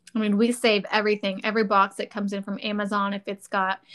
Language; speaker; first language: English; native; English